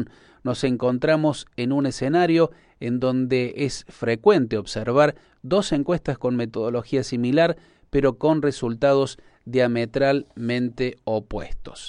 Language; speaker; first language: Spanish; native; Spanish